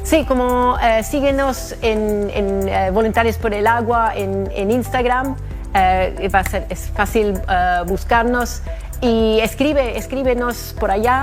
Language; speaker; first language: Spanish; non-native, fluent; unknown